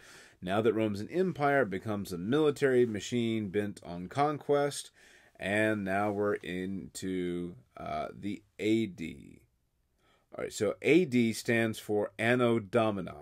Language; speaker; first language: English; native; English